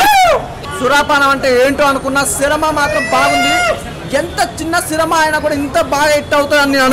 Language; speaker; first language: Telugu; native; Telugu